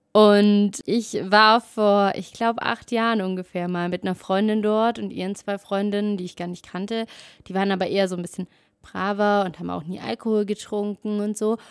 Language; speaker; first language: German; native; German